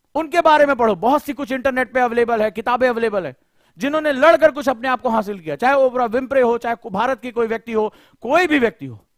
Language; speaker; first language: Hindi; native; Hindi